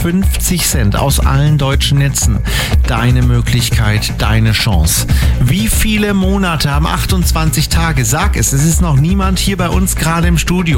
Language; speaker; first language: German; native; German